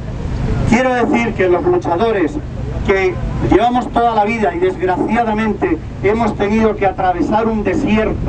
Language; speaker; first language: Spanish; native; Spanish